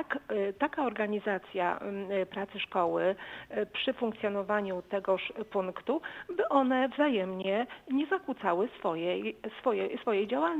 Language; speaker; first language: Polish; native; Polish